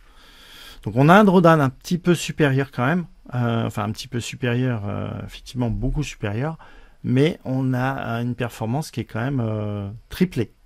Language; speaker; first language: French; native; French